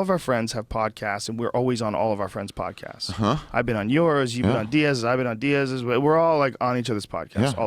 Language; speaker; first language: English; native; English